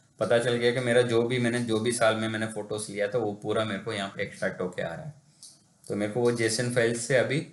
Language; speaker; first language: Hindi; non-native, local second language; Tamil